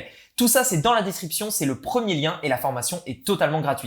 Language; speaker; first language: French; native; French